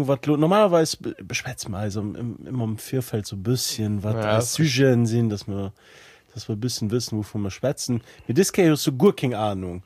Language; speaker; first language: Luxembourgish; early bilingual, other home language; German